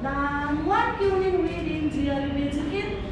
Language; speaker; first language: German; non-native, learner; Nepali